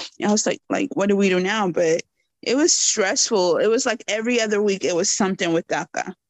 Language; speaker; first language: English; early bilingual, other home language; Spanish